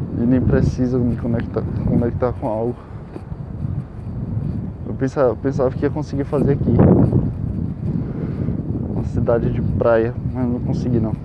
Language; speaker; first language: Portuguese; native; Portuguese